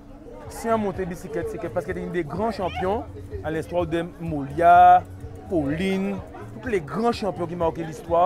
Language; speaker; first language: French; non-native, local second language; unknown